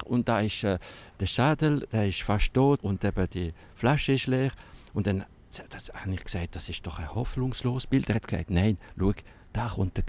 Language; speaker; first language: German; non-native, local second language; French